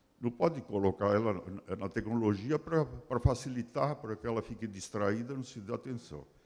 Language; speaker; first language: Portuguese; early bilingual, other home language; Spanish